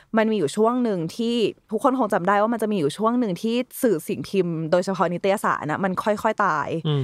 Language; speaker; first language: Thai; native; Thai